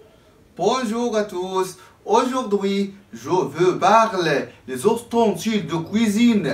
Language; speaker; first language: French; non-native, fluent; Arabic